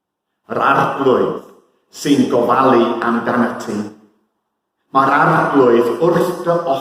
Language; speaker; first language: Welsh; non-native, fluent; English